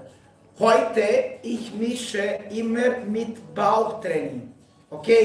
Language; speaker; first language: German; non-native, fluent; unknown